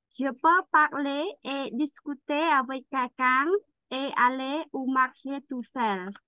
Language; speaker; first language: French; non-native, learner; Khmer